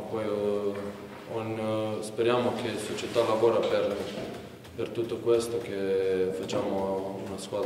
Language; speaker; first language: Italian; non-native, learner; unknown